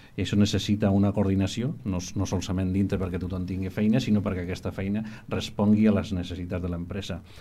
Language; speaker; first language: Catalan; non-native, local second language; Spanish